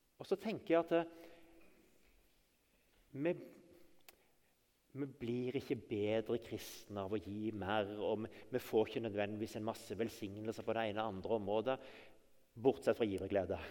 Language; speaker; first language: Norwegian; native; Norwegian